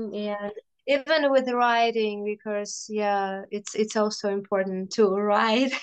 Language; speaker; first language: English; non-native, fluent; Russian